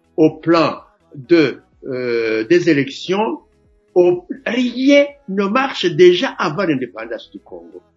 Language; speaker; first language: French; non-native, local second language; Rundi